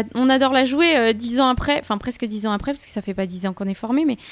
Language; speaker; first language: French; native; French